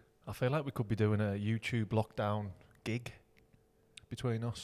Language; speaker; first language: English; native; English